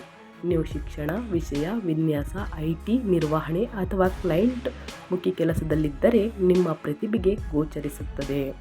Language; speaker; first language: Kannada; native; Kannada